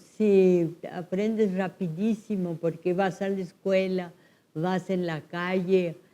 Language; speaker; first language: Spanish; early bilingual, other home language; French